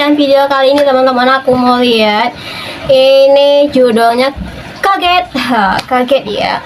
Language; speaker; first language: Indonesian; native; Indonesian